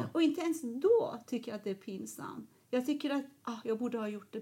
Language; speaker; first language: Swedish; non-native, fluent; Persian